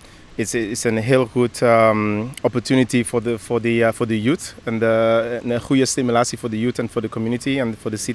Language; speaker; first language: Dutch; non-native, learner; English